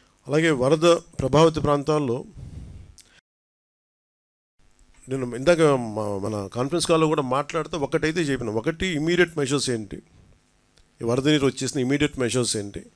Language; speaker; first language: Telugu; native; Telugu